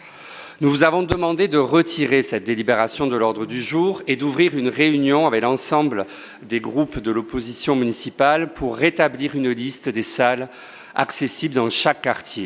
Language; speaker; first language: French; native; French